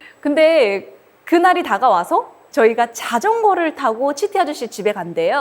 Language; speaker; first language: Korean; native; Korean